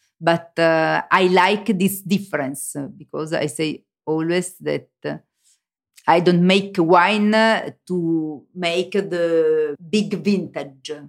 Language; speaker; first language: English; non-native, learner; Italian